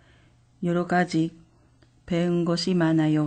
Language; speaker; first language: Korean; non-native, fluent; Japanese